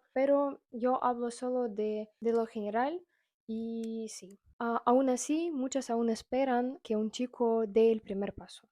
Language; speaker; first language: Spanish; non-native, fluent; Russian